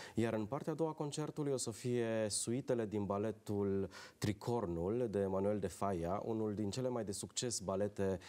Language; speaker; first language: Romanian; native; Romanian